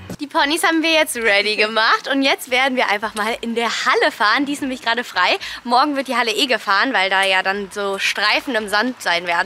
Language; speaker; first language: German; native; German